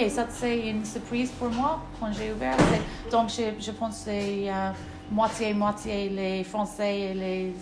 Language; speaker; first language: French; non-native, learner; English